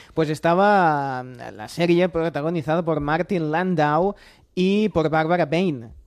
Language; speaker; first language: Spanish; non-native, fluent; English